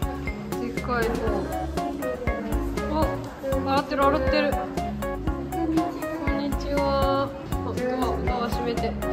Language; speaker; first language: Japanese; native; Japanese